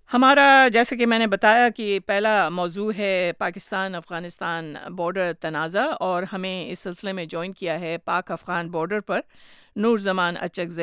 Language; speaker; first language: Urdu; native; Urdu